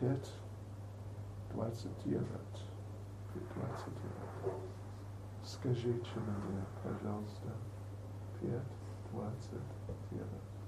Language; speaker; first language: Russian; non-native, learner; English